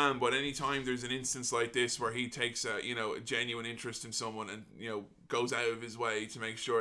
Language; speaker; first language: English; native; English